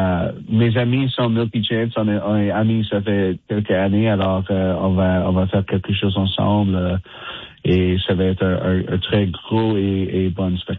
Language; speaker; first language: French; non-native, fluent; English